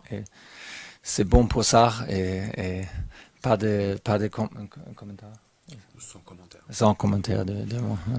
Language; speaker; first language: French; non-native, learner; German